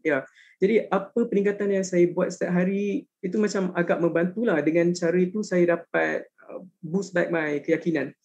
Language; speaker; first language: Malay; native; Malay